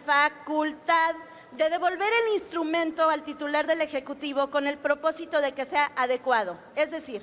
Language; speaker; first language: Spanish; native; Spanish